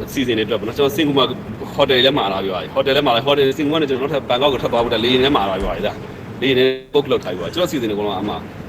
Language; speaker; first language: Burmese; native; Burmese